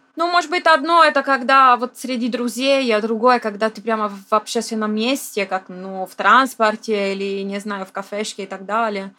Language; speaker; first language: Russian; non-native, fluent; Italian